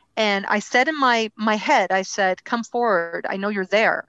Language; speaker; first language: English; native; English